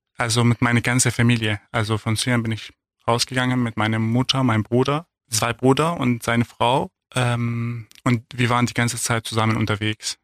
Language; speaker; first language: German; non-native, fluent; Arabic